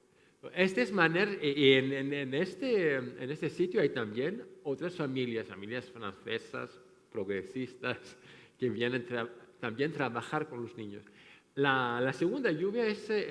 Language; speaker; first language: Spanish; non-native, fluent; French